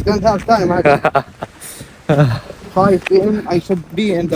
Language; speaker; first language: English; non-native, learner; Arabic